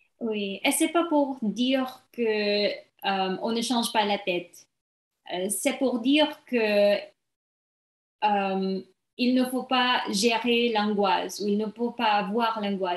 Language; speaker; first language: French; non-native, learner; English